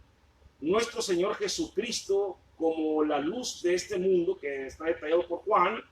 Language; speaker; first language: Spanish; native; Spanish